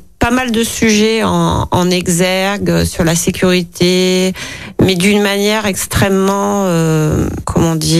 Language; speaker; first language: French; native; French